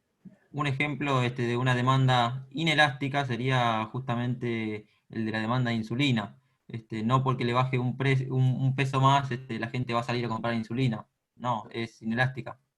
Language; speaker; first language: Spanish; native; Spanish